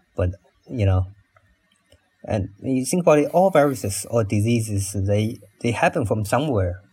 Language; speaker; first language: English; non-native, fluent; Chinese